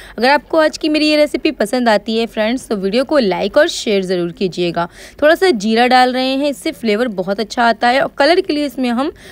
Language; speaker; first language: Hindi; native; Hindi